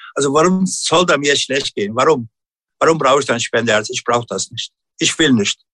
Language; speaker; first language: German; non-native, learner; Turkish